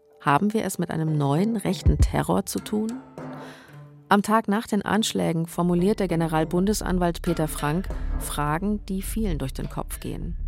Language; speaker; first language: German; native; German